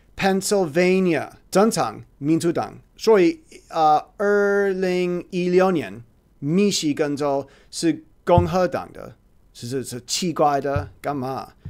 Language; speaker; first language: Chinese; non-native, learner; English